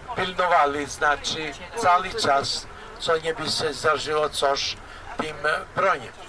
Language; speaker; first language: Polish; non-native, learner; Albanian